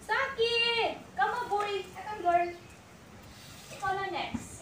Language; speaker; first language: English; non-native, local second language; Filipino